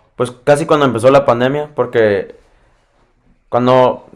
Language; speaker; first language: Spanish; early bilingual, heritage; Spanish